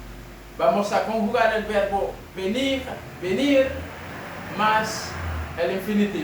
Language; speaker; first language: Spanish; non-native, fluent; French